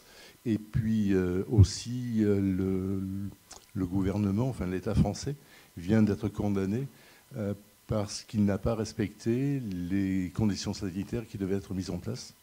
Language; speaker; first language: French; native; French